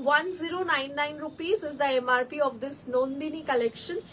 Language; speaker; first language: English; non-native, local second language; Bangla